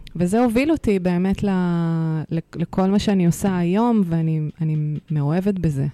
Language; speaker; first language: Hebrew; early bilingual, other home language; Russian